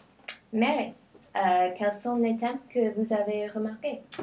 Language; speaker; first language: French; non-native, learner; English